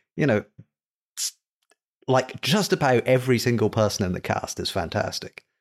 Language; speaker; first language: English; native; English